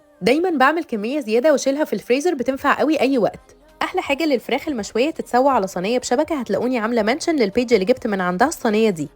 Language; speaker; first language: Arabic; native; Arabic